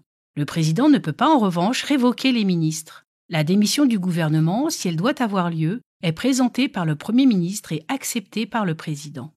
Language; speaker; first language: French; native; French